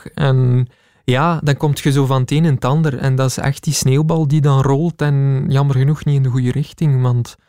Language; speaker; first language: Dutch; native; Dutch